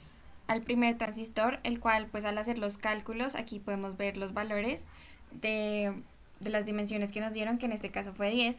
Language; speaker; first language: Spanish; native; Spanish